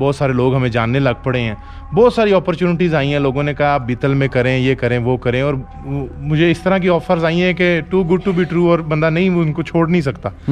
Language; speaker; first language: Urdu; non-native, local second language; Punjabi